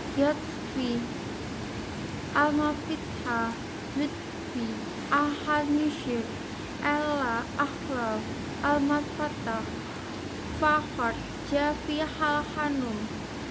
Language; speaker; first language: Arabic; non-native, learner; Indonesian